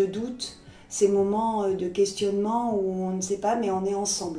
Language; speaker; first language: French; native; French